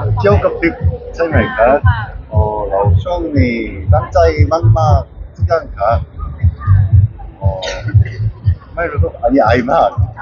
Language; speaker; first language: Thai; non-native, fluent; Korean